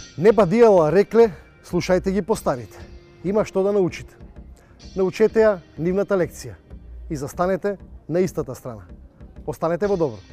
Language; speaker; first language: Macedonian; native; Macedonian